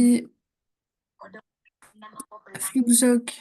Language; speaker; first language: German; non-native, learner; French